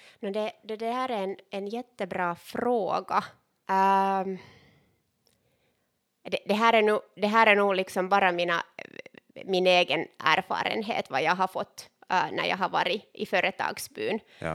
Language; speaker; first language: Swedish; non-native, local second language; Finnish